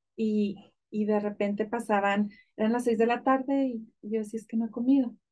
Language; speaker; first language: Spanish; native; Spanish